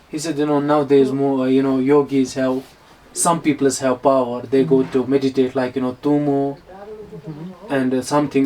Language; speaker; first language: English; non-native, learner; Hindi